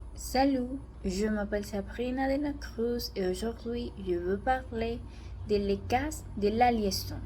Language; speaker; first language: French; non-native, learner; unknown